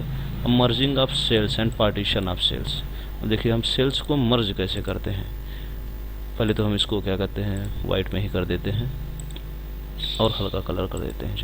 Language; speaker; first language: Hindi; native; Hindi